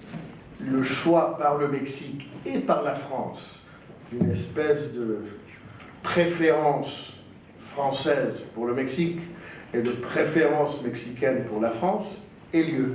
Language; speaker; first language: French; non-native, fluent; Spanish